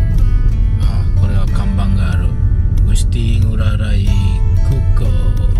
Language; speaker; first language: Japanese; non-native, learner; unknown